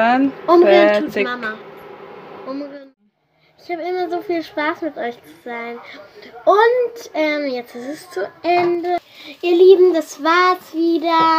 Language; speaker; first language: German; early bilingual, other home language; Arabic